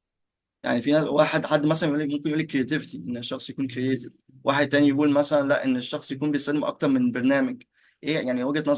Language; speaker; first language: Arabic; native; Arabic